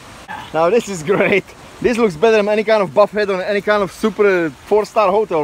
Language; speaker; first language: English; non-native, fluent; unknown